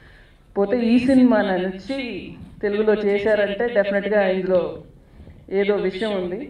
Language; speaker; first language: Telugu; native; Telugu